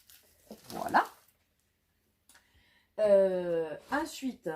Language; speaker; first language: French; native; French